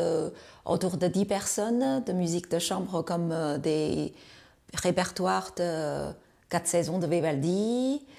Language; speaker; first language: French; non-native, fluent; Chinese